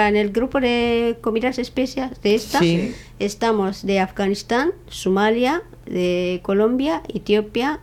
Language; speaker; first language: Spanish; non-native, learner; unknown